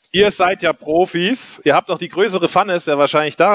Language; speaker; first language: German; native; German